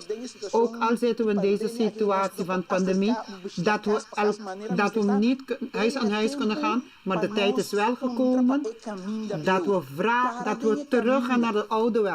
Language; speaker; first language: Dutch; non-native, local second language; Papiamento